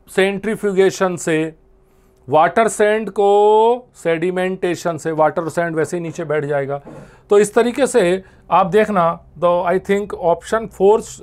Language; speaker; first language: Hindi; non-native, local second language; Gujarati